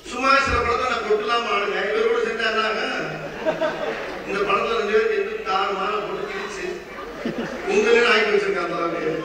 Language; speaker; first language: Tamil; native; Tamil